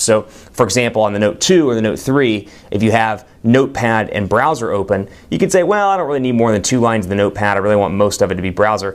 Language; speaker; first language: English; native; English